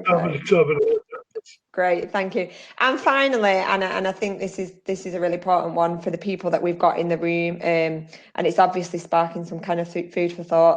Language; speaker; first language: English; native; English